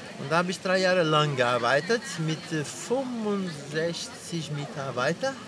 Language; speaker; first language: German; non-native, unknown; Portuguese